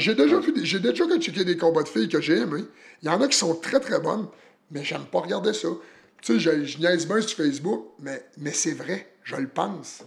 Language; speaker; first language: French; native; French